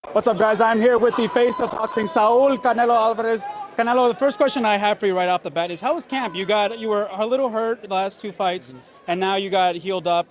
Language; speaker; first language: English; early bilingual, other home language; Spanish